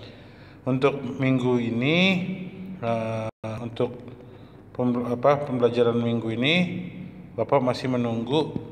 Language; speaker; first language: Indonesian; native; Indonesian